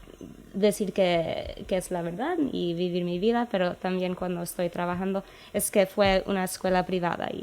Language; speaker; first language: Spanish; non-native, learner; English